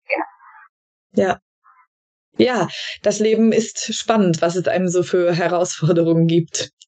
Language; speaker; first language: German; native; German